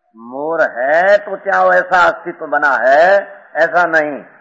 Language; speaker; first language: Hindi; non-native, local second language; Gujarati